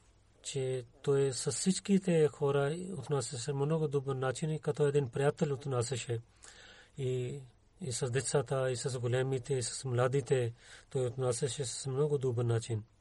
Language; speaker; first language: Bulgarian; non-native, learner; Urdu